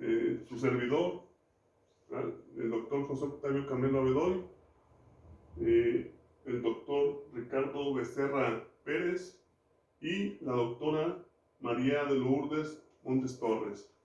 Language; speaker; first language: Spanish; native; Spanish